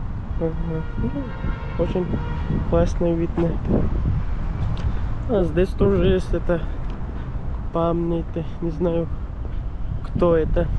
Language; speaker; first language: Russian; non-native, learner; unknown